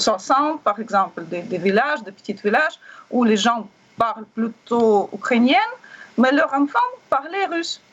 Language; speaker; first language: French; non-native, learner; Russian